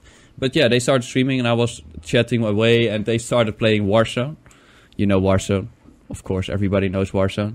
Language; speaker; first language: English; non-native, fluent; Dutch